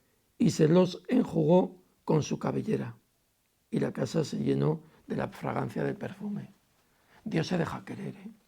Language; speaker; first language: Spanish; native; Spanish